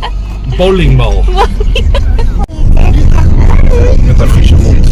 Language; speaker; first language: Dutch; native; Dutch